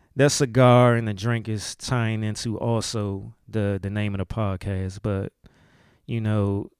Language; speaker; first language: English; native; English